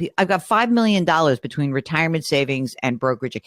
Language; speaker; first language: English; native; English